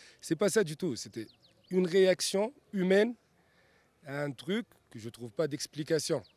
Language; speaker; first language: French; non-native, local second language; Arabic